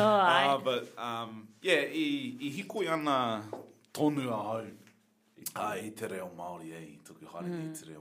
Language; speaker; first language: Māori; non-native, local second language; English